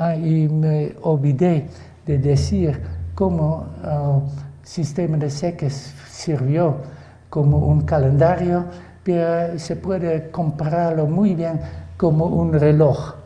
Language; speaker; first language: Spanish; non-native, fluent; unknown